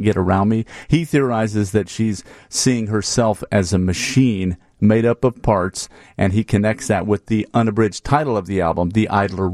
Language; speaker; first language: English; native; English